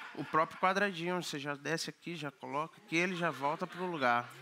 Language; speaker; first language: Portuguese; native; Portuguese